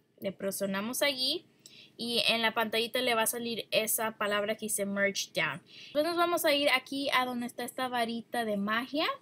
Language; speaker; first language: Spanish; early bilingual, heritage; Spanish